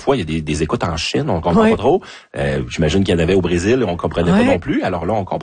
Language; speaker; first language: French; native; French